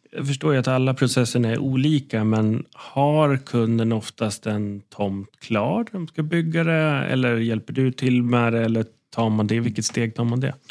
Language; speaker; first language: Swedish; native; Swedish